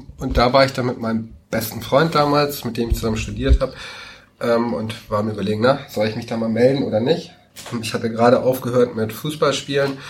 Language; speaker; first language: German; native; German